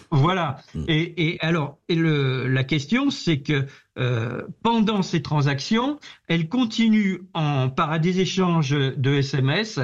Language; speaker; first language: French; native; French